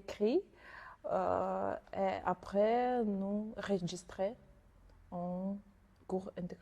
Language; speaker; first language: French; non-native, learner; Ukrainian